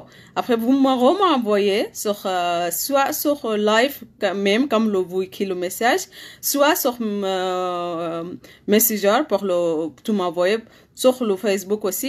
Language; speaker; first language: French; non-native, learner; Arabic